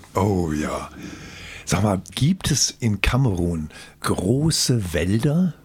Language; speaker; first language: German; native; German